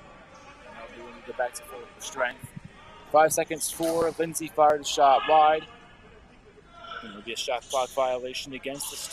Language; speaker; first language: English; native; English